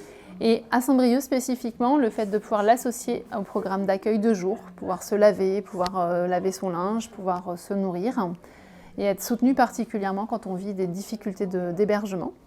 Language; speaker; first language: French; native; French